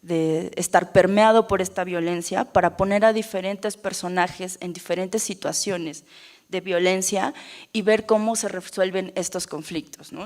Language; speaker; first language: Spanish; native; Spanish